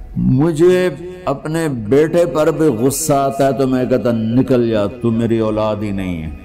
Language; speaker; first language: Urdu; non-native, local second language; Punjabi